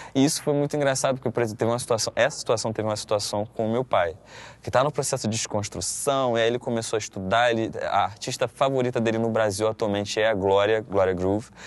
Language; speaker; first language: Portuguese; native; Portuguese